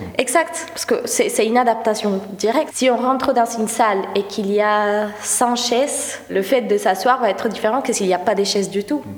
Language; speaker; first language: French; non-native, fluent; Spanish